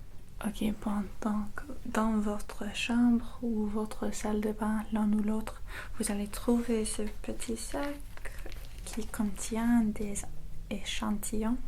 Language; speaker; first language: French; non-native, fluent; English